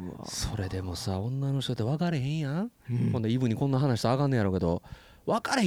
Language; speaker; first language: Japanese; native; Japanese